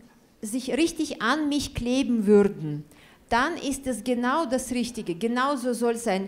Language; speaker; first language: German; non-native, fluent; Russian